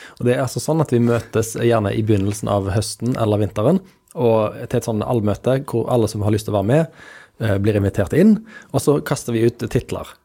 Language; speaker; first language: Norwegian; native; Norwegian